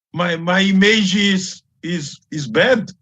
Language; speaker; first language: English; non-native, learner; Portuguese